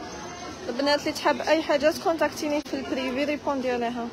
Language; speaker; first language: Arabic; native; Arabic